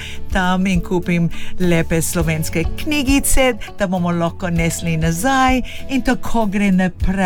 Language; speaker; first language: Slovenian; early bilingual, heritage; Slovenian